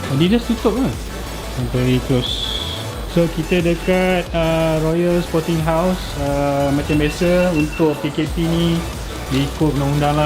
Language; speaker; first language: Malay; native; Malay